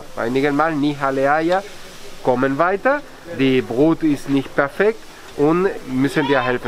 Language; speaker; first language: German; non-native, fluent; Spanish